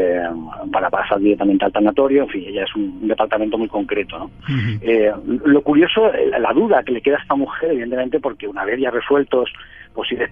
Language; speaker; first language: Spanish; native; Spanish